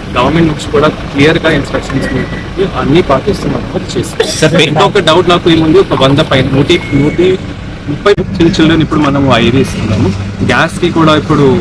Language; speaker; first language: Telugu; non-native, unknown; Hindi